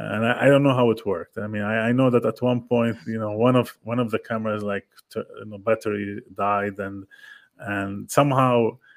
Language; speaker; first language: English; non-native, fluent; Arabic